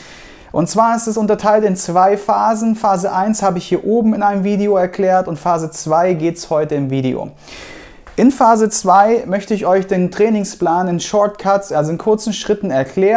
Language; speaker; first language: German; native; German